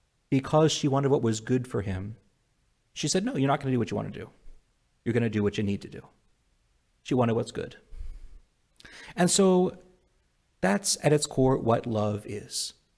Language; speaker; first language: English; native; English